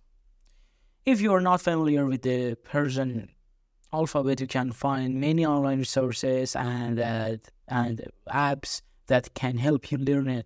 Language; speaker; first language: English; non-native, fluent; Persian